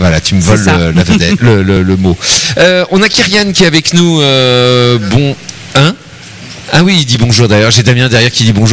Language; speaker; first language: French; native; French